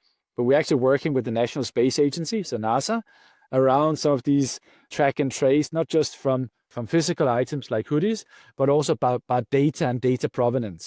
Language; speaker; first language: English; non-native, fluent; Danish